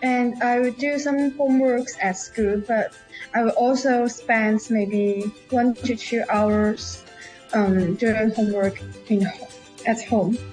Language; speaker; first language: English; non-native, local second language; Cantonese